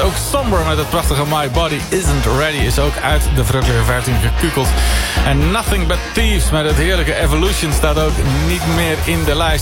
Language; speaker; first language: Dutch; native; Dutch